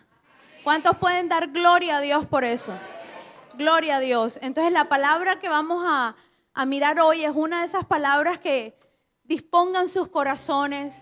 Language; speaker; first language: Spanish; native; Spanish